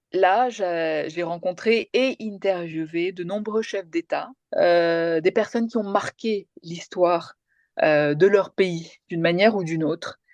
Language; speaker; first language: French; early bilingual, other home language; Malayalam